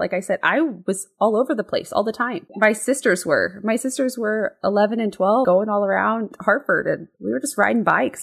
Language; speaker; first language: English; native; English